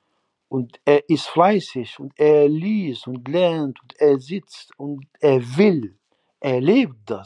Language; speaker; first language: German; non-native, fluent; Arabic